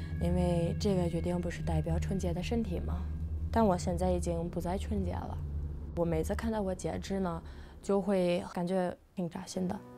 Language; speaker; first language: Chinese; non-native, fluent; English